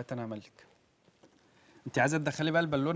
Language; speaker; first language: Arabic; native; Arabic